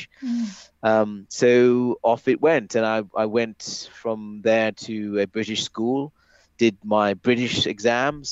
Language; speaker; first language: English; native; English